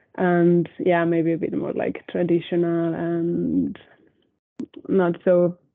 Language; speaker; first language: English; non-native, fluent; Spanish